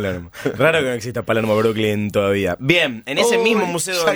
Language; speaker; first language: Spanish; native; Spanish